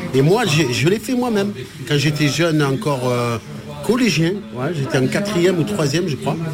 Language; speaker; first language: French; early bilingual, other home language; Arabic